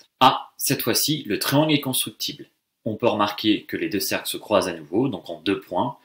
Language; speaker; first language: French; native; French